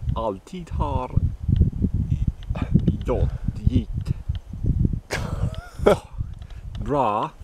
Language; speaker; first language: Swedish; non-native, local second language; Finnish